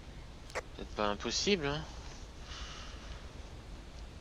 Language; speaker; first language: French; native; French